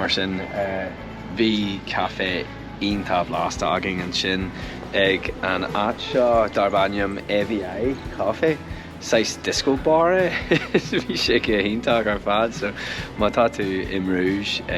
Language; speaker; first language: Irish; non-native, local second language; English